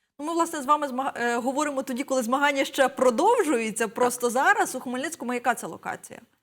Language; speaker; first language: Ukrainian; native; Ukrainian